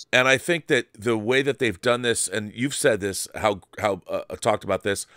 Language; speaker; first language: English; native; English